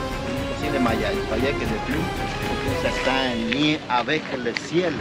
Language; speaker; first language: French; non-native, fluent; Spanish